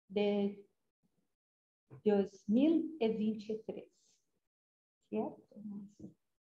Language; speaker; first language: Spanish; non-native, fluent; Portuguese